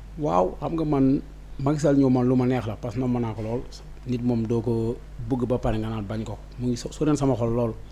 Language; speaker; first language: Wolof; non-native, local second language; Fula